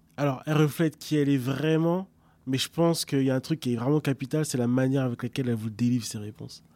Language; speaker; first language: French; early bilingual, other home language; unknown